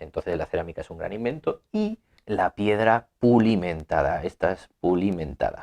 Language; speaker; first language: Spanish; native; Spanish